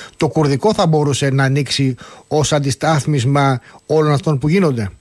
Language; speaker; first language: Greek; native; Greek